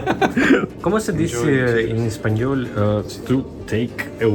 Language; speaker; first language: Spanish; non-native, learner; Russian